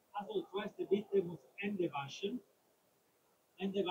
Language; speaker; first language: German; non-native, learner; Italian